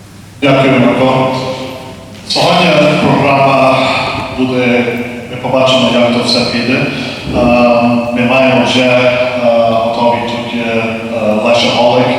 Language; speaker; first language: Ukrainian; early bilingual, heritage; Ukrainian